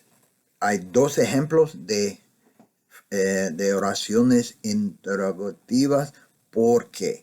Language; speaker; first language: Spanish; non-native, fluent; English